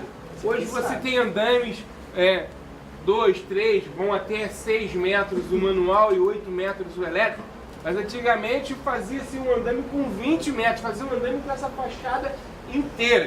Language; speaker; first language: Portuguese; native; Portuguese